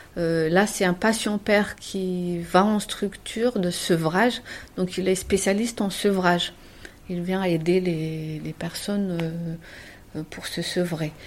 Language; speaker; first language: French; native; French